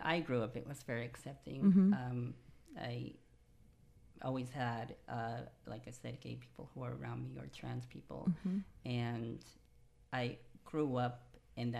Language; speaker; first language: English; native; English